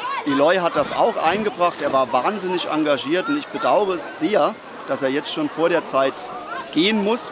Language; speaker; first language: German; native; German